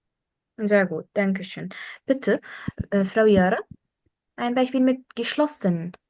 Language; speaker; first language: German; non-native, fluent; Arabic